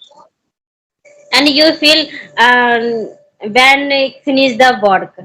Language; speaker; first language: English; non-native, learner; Hindi